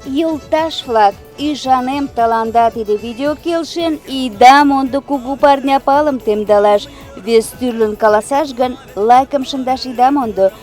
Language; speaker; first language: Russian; non-native, local second language; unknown